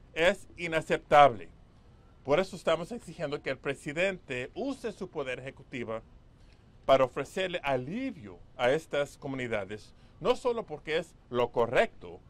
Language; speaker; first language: Spanish; early bilingual, heritage; Spanish